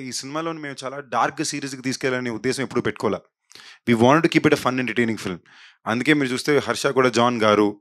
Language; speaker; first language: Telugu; native; Telugu